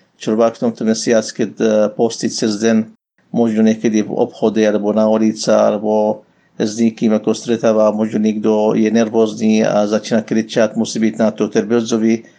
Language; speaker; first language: Slovak; non-native, learner; Arabic